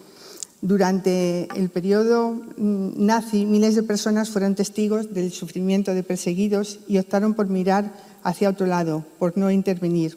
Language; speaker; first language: Spanish; native; Spanish